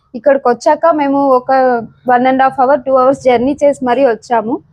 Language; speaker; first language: Telugu; native; Telugu